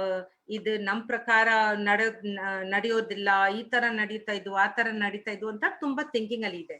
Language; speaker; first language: Kannada; non-native, learner; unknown